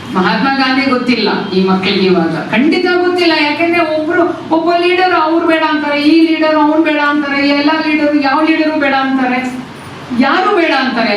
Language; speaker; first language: Kannada; non-native, local second language; Tamil